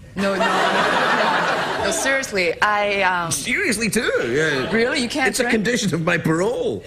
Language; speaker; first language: English; early bilingual, other home language; Korean